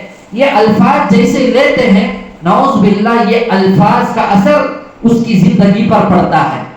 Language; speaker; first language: Urdu; native; Urdu